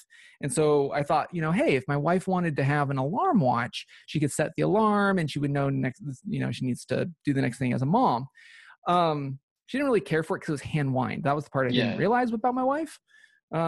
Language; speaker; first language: English; native; English